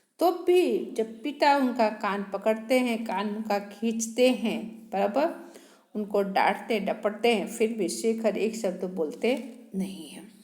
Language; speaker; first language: Hindi; native; Hindi